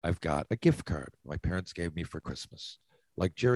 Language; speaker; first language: English; native; English